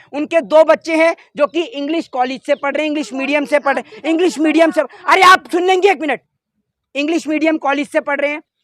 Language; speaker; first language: Hindi; native; Hindi